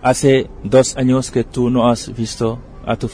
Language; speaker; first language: Spanish; non-native, fluent; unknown